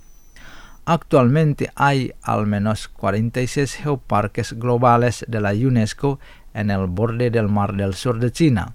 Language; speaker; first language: Spanish; non-native, fluent; Indonesian